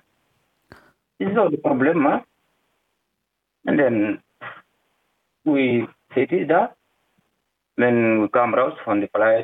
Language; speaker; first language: German; non-native, learner; Fula